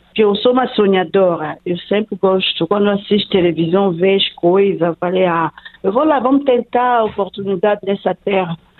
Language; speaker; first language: Portuguese; non-native, fluent; Lingala